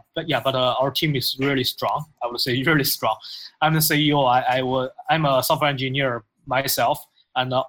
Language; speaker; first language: English; non-native, fluent; Chinese